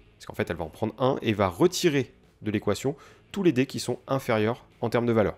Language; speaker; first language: French; native; French